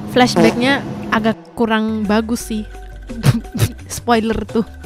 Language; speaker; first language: Indonesian; native; Indonesian